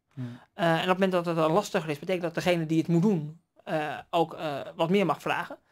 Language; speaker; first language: Dutch; native; Dutch